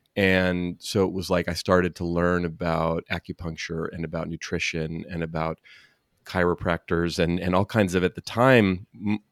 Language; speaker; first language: English; native; English